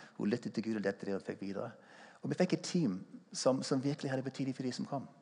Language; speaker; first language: Norwegian; non-native, fluent; English